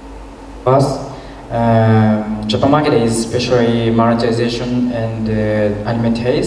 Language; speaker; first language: English; non-native, learner; Japanese